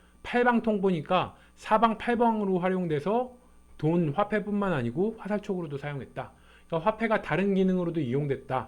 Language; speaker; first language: Korean; native; Korean